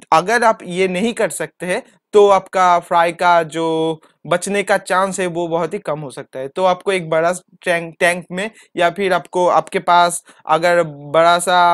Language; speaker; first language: Hindi; non-native, local second language; Bangla